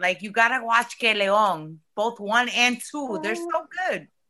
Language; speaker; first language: English; early bilingual, other home language; Spanish